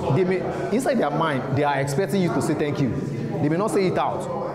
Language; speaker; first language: English; non-native, local second language; Yoruba